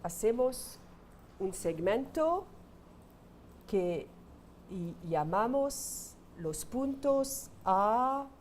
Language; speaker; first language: Spanish; non-native, fluent; French